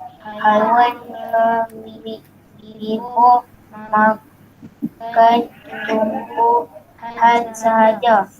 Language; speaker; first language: Malay; native; Malay